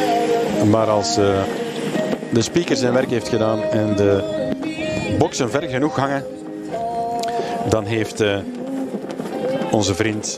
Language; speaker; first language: Dutch; native; Dutch